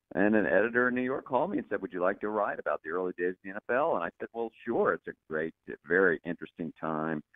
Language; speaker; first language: English; native; English